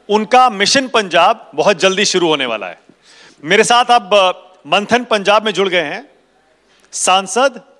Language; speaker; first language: Hindi; native; Hindi